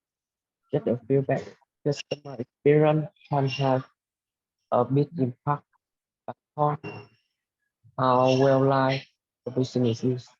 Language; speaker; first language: English; non-native, learner; Vietnamese